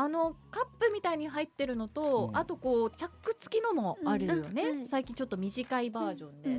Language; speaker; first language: Japanese; native; Japanese